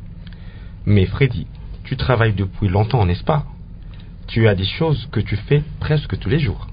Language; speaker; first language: French; non-native, local second language; Lingala